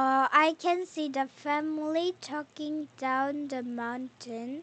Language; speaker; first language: English; non-native, learner; Korean